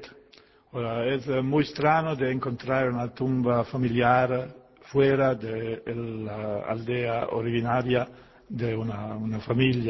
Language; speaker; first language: Spanish; non-native, fluent; Italian